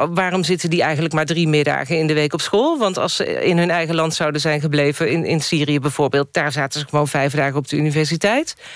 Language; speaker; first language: Dutch; native; Dutch